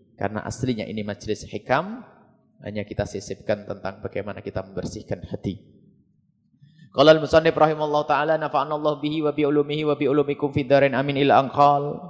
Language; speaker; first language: Indonesian; non-native, local second language; Javanese